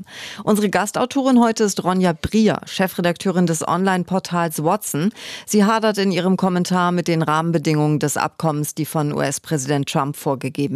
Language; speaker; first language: German; native; German